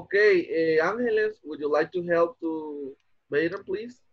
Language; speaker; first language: English; non-native, fluent; Spanish